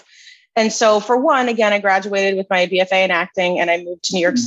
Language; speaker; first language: English; native; English